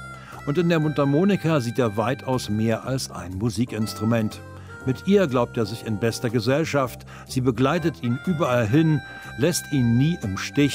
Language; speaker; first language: German; native; German